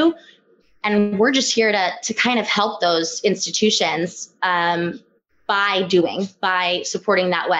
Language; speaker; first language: English; native; English